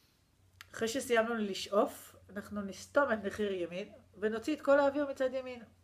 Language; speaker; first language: Hebrew; native; Hebrew